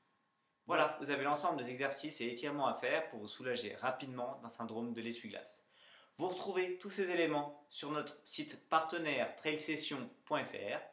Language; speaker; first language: French; native; French